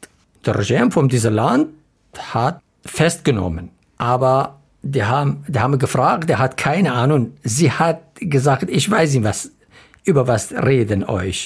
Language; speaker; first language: German; non-native, learner; Arabic